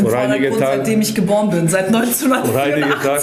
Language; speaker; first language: German; early bilingual, other home language; Serbian